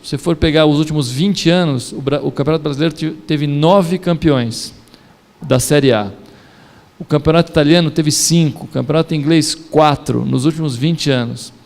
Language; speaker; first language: Portuguese; native; Portuguese